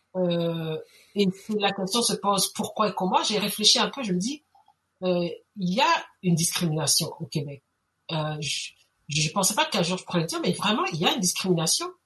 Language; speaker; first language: French; native; French